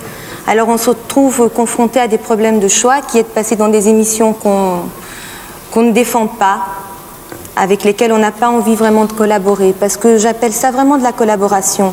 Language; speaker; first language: French; native; French